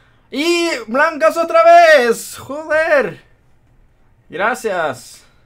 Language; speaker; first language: Spanish; native; Spanish